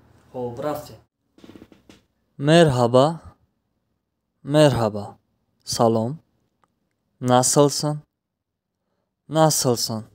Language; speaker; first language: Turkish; non-native, fluent; Tajik